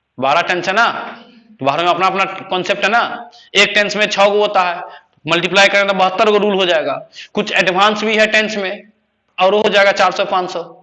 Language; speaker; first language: Hindi; native; Hindi